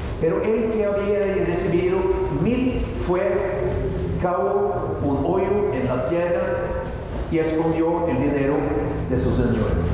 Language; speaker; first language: Spanish; non-native, fluent; Norwegian